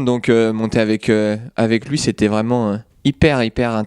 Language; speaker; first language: French; native; French